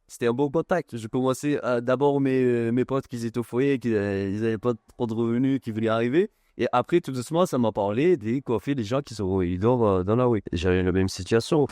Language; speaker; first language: French; non-native, fluent; Persian